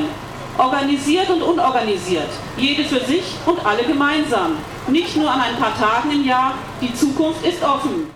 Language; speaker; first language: German; native; German